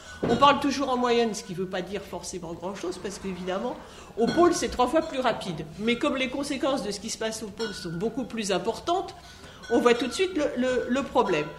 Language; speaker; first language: French; native; French